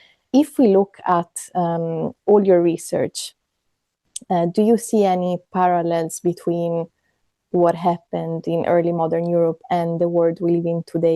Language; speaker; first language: English; non-native, fluent; Italian